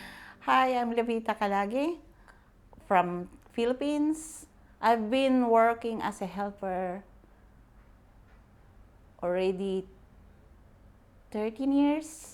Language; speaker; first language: English; non-native, local second language; Filipino